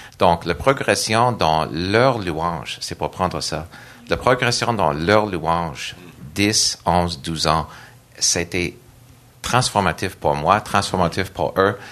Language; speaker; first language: French; non-native, local second language; English